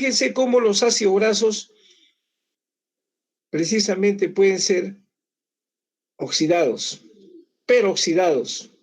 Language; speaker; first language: Spanish; native; Spanish